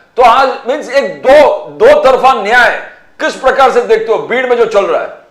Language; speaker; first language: Hindi; non-native, local second language; Malayalam